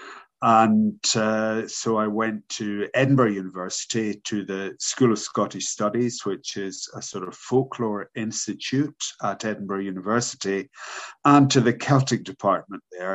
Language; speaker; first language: English; native; English